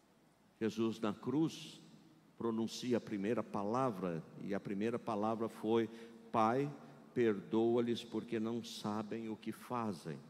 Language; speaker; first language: Portuguese; native; Portuguese